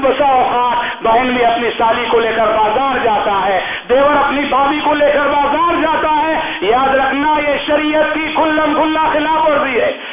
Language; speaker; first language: Urdu; native; Urdu